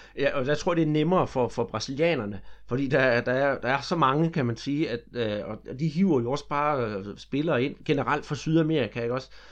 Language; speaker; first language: Danish; native; Danish